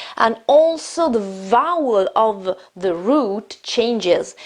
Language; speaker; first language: English; non-native, fluent; Italian